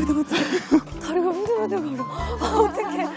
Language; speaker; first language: Korean; native; Korean